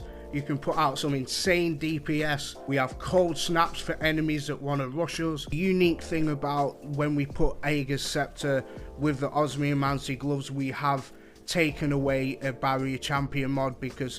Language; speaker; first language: English; native; English